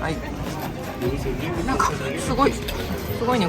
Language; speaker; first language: Japanese; native; Japanese